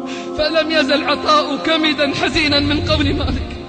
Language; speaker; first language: Arabic; native; Arabic